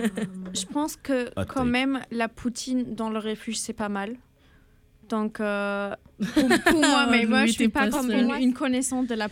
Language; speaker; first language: French; non-native, fluent; German